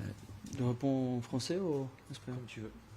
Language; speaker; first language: French; non-native, fluent; Portuguese